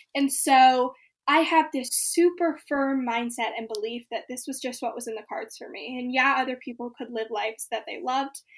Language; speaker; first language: English; native; English